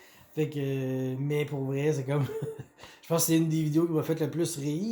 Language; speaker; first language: French; native; French